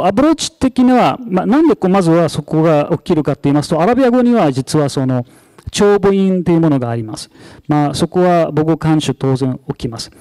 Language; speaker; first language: Japanese; non-native, fluent; Arabic